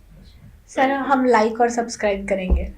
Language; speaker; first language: Hindi; native; Hindi